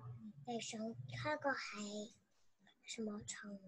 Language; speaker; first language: Chinese; non-native, learner; Vietnamese